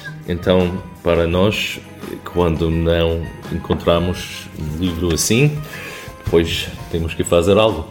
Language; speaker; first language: Portuguese; non-native, fluent; English